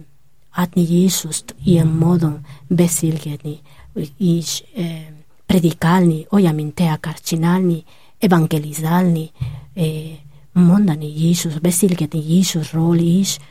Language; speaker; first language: Hungarian; non-native, learner; Spanish